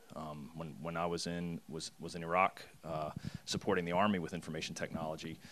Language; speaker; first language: English; native; English